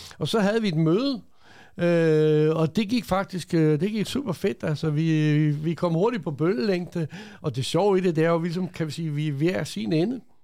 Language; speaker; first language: Danish; early bilingual, other home language; Croatian